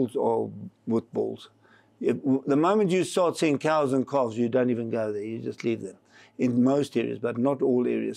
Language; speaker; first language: English; native; English